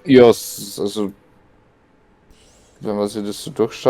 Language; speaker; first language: German; native; German